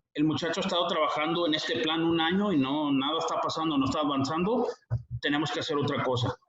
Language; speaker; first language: Spanish; early bilingual, heritage; Spanish